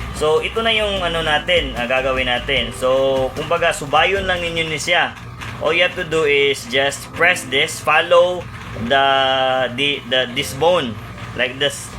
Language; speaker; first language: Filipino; non-native, local second language; Cebuano